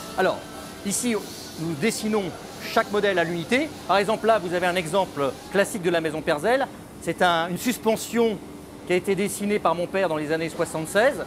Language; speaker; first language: French; native; French